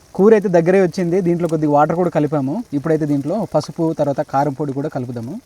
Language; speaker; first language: Telugu; non-native, local second language; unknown